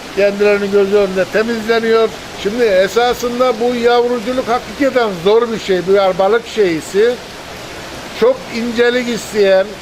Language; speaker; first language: Turkish; native; Turkish